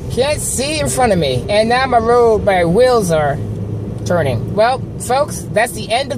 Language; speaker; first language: English; native; English